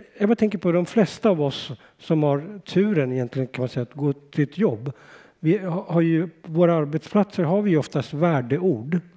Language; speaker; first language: Swedish; early bilingual, other home language; Urdu